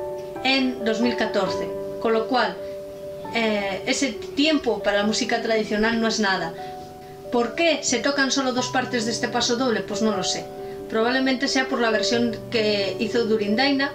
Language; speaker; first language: Spanish; native; Spanish